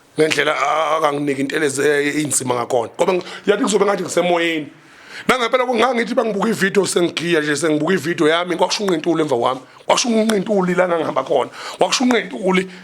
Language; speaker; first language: Zulu; native; Zulu